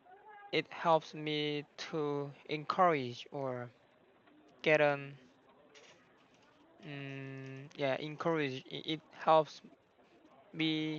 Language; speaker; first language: English; non-native, learner; Korean